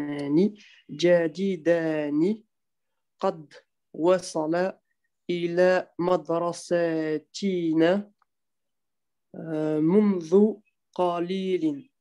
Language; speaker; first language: Arabic; non-native, learner; French